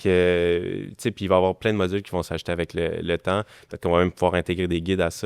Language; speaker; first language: French; native; French